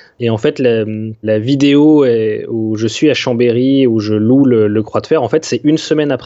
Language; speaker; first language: French; native; French